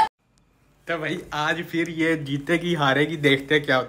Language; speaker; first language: Hindi; native; Hindi